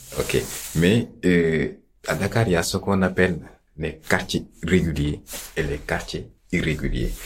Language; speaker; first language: French; non-native, local second language; Wolof